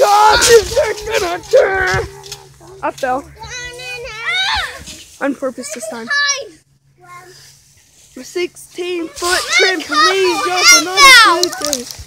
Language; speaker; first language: English; native; English